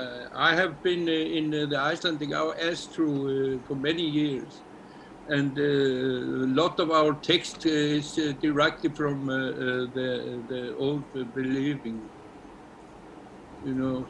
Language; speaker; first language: English; non-native, learner; Icelandic